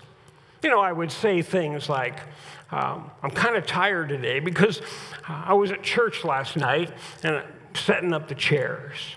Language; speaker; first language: English; native; English